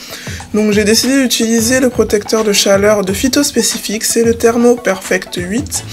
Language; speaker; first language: French; native; French